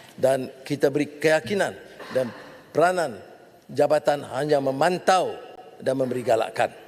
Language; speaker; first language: Malay; native; Malay